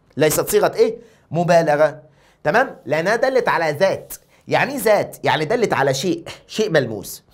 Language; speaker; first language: Arabic; native; Arabic